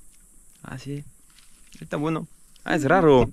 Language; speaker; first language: Spanish; non-native, learner; French